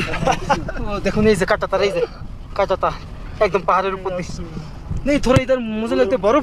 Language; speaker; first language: Hindi; non-native, learner; Bangla